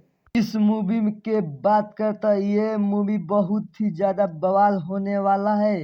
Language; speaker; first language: Hindi; non-native, local second language; Bhojpuri